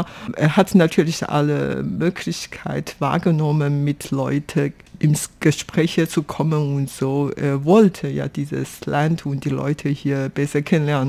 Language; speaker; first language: German; non-native, fluent; Chinese